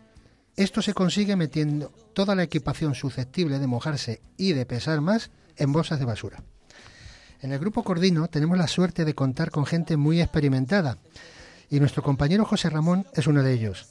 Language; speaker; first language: Spanish; native; Spanish